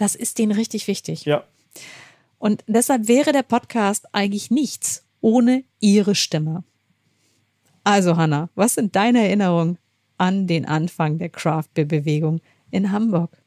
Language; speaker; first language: German; native; German